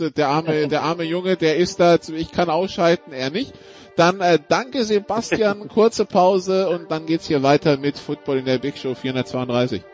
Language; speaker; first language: German; non-native, fluent; French